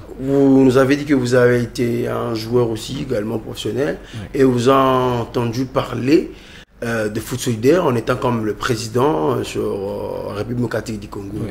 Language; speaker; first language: French; non-native, local second language; Lingala